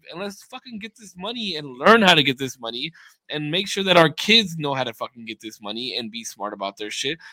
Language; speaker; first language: English; native; English